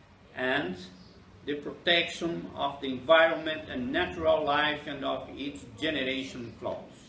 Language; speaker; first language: English; non-native, fluent; Portuguese